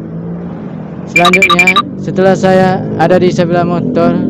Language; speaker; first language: Indonesian; non-native, local second language; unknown